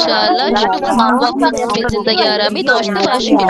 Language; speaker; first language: Persian; non-native, learner; Urdu